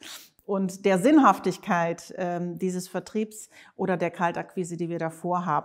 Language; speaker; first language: German; native; German